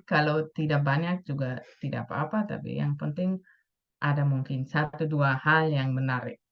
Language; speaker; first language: Indonesian; non-native, fluent; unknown